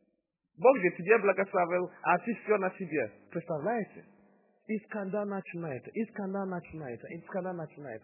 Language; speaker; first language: Russian; non-native, fluent; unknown